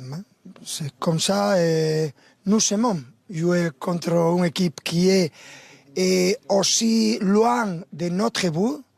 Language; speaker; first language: French; non-native, fluent; Spanish